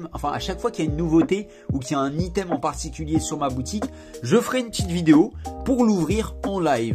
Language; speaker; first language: French; native; French